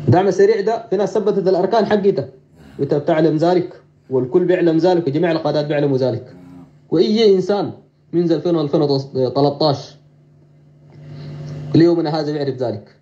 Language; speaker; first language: Arabic; native; Arabic